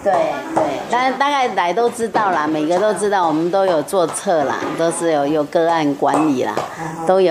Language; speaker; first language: Chinese; native; Chinese